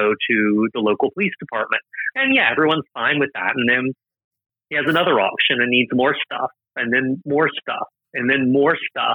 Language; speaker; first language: English; native; English